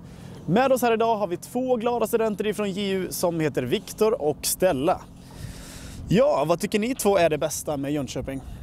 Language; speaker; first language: Swedish; native; Swedish